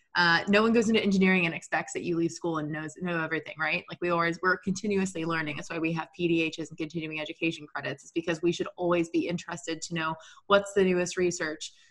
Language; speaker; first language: English; native; English